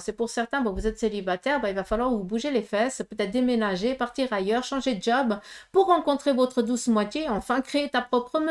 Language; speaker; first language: French; native; French